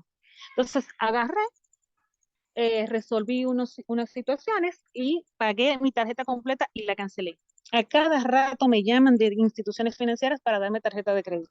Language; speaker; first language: Spanish; native; Spanish